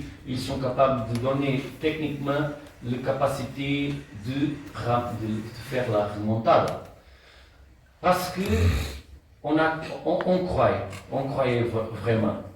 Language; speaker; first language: French; non-native, learner; Portuguese